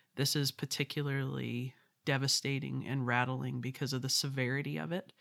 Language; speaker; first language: English; native; English